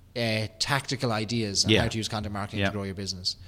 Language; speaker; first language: English; native; English